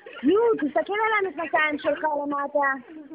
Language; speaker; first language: Hebrew; native; Hebrew